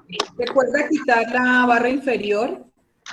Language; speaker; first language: Spanish; native; Spanish